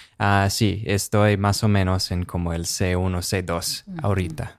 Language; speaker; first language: Spanish; non-native, fluent; English